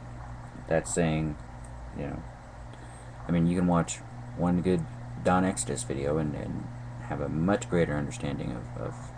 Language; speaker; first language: English; native; English